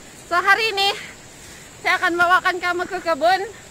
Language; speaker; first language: Malay; non-native, local second language; Central Dusun